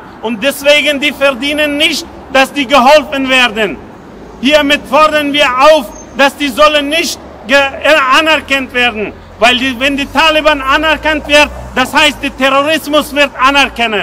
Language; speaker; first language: German; non-native, fluent; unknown